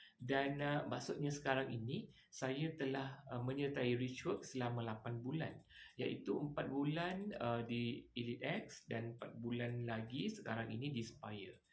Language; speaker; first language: Malay; native; Malay